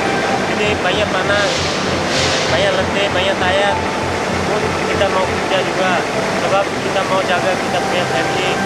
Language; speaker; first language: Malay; non-native, learner; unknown